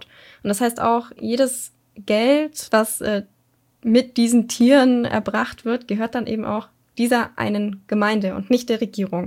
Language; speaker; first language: German; native; German